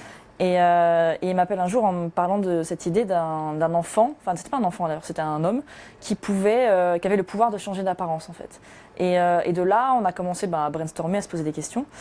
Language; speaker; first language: French; native; French